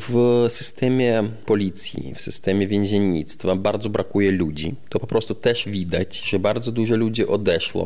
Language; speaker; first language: Polish; non-native, fluent; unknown